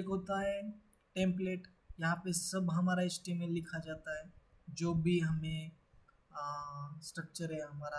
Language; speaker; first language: Hindi; native; Hindi